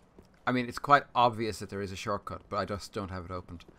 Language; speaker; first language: English; native; English